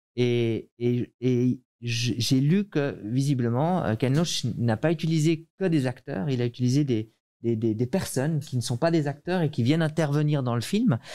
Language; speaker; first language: French; native; French